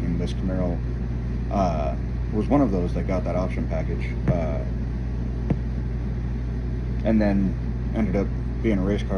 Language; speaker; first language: English; native; English